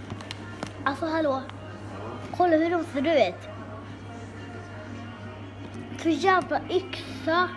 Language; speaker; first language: Swedish; early bilingual, other home language; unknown